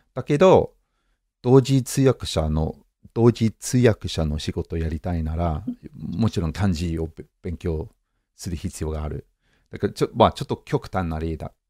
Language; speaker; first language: Japanese; non-native, fluent; English